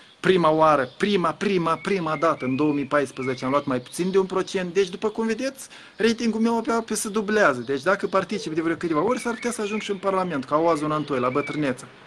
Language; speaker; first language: Romanian; native; Romanian